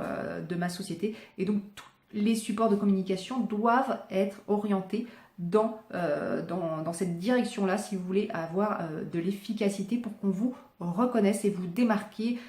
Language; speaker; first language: French; native; French